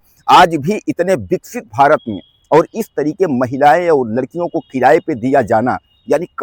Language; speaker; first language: Hindi; native; Hindi